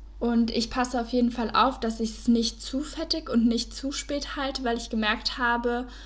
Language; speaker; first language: German; native; German